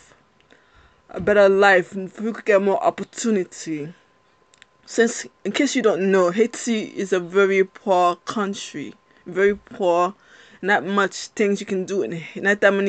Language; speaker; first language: English; early bilingual, other home language; Haitian Creole